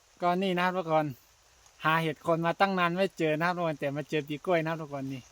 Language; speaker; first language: Thai; non-native, local second language; Shan